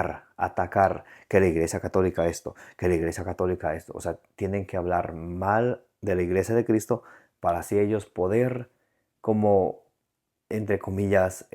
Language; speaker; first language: Spanish; native; Spanish